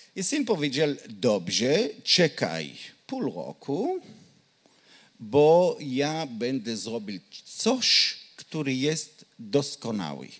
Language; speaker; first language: Polish; non-native, learner; Hebrew